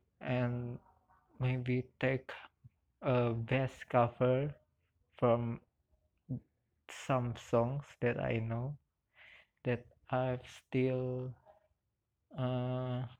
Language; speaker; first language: English; non-native, learner; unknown